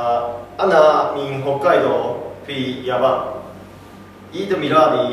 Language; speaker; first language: Arabic; non-native, learner; Japanese